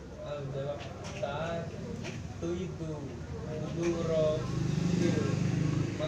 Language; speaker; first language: Arabic; non-native, learner; Indonesian